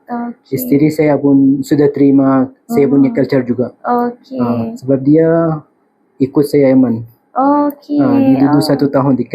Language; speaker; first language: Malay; non-native, fluent; Arabic